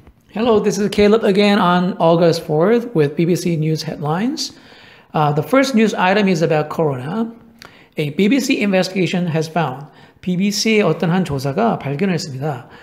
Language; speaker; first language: English; non-native, fluent; Korean